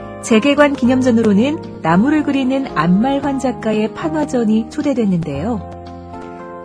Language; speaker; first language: Korean; native; Korean